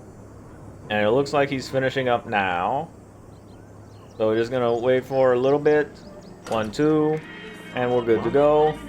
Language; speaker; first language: English; native; English